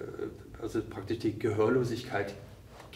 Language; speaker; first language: German; native; German